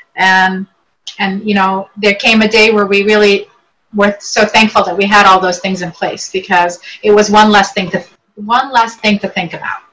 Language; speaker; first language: English; early bilingual, other home language; Arabic